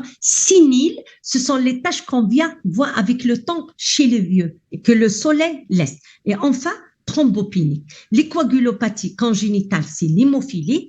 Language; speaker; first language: French; non-native, local second language; Arabic